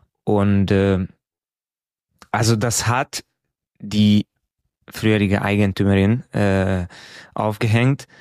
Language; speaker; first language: German; non-native, fluent; Romanian